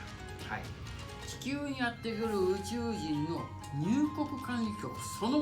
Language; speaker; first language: Japanese; native; Japanese